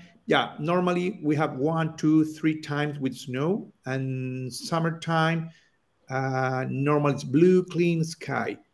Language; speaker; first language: English; non-native, learner; Spanish